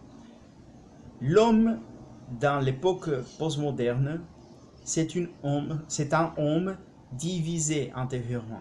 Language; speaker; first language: French; non-native, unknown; Spanish